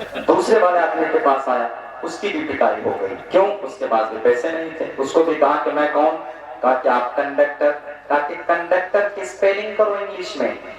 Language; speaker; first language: Urdu; native; Urdu